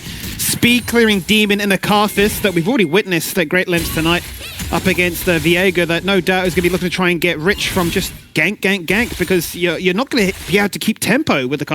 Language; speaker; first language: English; native; English